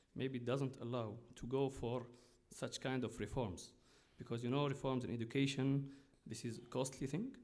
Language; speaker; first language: English; non-native, fluent; Arabic